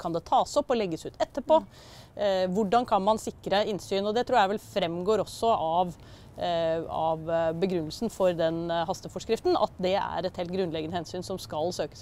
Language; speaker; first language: Norwegian; native; Norwegian